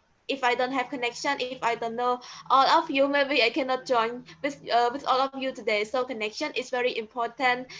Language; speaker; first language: English; non-native, learner; Khmer